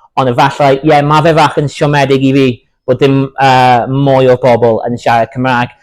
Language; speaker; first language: Welsh; non-native, local second language; English